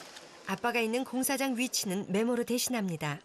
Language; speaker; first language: Korean; native; Korean